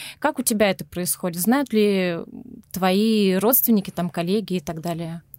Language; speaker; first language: Russian; native; Russian